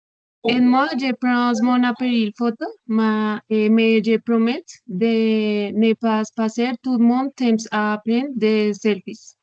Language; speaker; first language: French; non-native, learner; Spanish